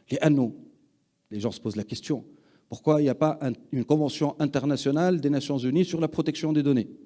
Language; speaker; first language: French; non-native, local second language; Arabic